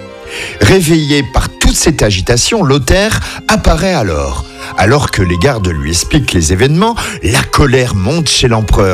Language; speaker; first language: French; native; French